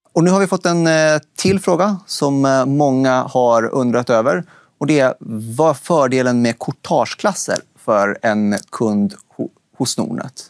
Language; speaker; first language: Swedish; native; Swedish